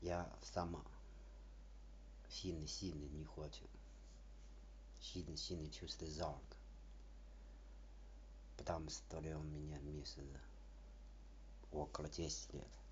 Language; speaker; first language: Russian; non-native, learner; Chinese